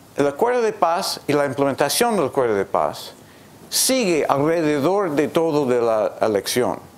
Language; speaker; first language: Spanish; non-native, fluent; English